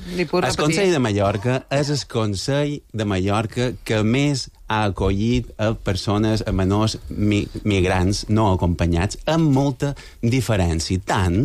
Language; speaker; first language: Catalan; native; Catalan